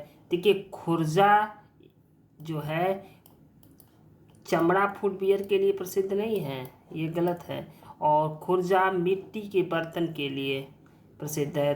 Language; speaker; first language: Hindi; native; Hindi